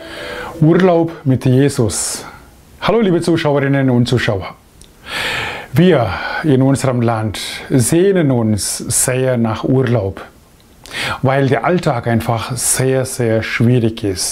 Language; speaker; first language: German; non-native, fluent; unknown